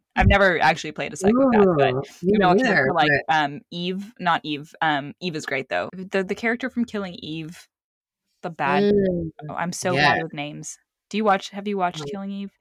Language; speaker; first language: English; early bilingual, other home language; Arabic